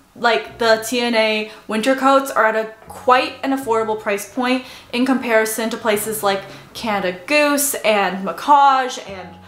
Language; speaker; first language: English; native; English